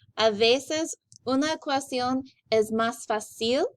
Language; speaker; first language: Spanish; non-native, learner; English